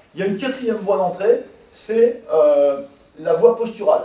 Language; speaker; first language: French; native; French